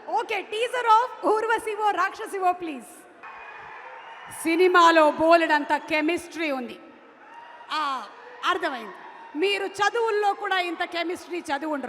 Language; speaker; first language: Telugu; native; Telugu